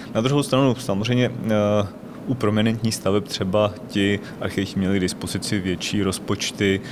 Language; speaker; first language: Czech; native; Czech